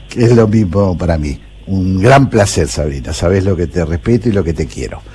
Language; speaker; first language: Spanish; native; Spanish